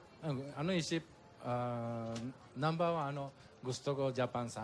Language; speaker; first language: Filipino; non-native, learner; Japanese